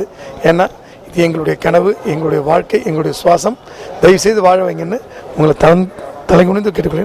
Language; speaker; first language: Tamil; native; Tamil